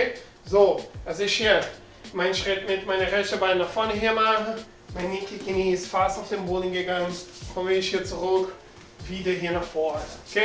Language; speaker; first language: German; non-native, learner; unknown